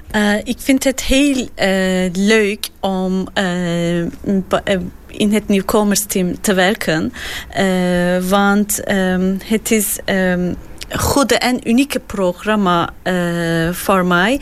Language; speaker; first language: Dutch; non-native, learner; Turkish